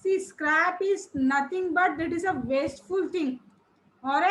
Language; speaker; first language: English; non-native, local second language; Kannada